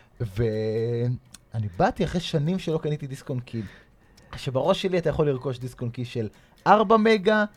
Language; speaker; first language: Hebrew; native; Hebrew